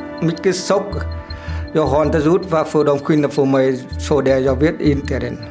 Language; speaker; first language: Swedish; non-native, learner; Vietnamese